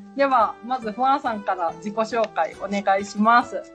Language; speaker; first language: Japanese; native; Japanese